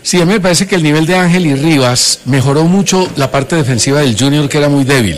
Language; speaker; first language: Spanish; native; Spanish